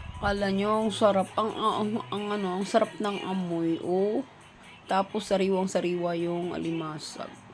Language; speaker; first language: Filipino; non-native, local second language; Cebuano